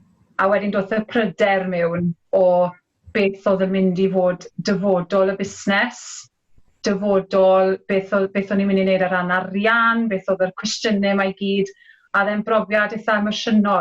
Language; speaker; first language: Welsh; native; Welsh